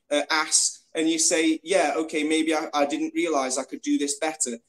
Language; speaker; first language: English; native; English